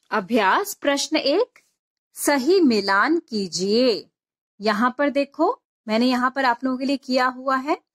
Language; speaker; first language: Hindi; non-native, local second language; Bangla